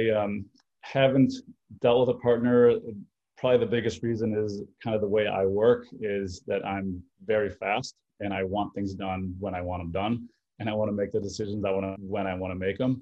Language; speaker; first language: English; native; English